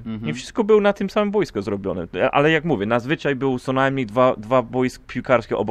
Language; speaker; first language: Polish; non-native, fluent; English